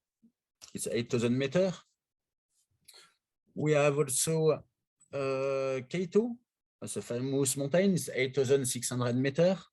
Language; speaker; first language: English; non-native, learner; French